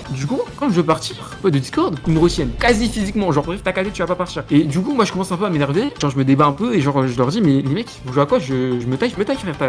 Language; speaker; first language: French; native; French